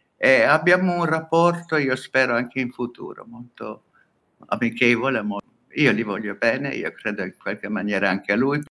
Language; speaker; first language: Italian; non-native, fluent; Hungarian